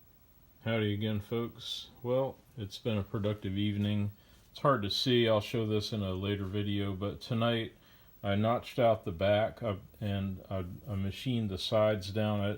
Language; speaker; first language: English; native; English